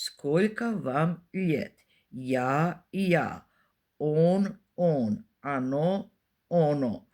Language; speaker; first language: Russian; non-native, fluent; Serbian